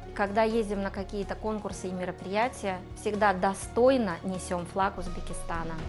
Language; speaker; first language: Russian; native; Russian